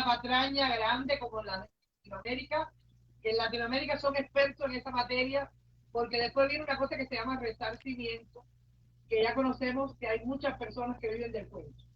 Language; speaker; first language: Spanish; native; Spanish